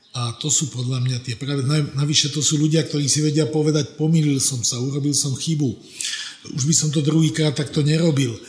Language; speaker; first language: Slovak; native; Slovak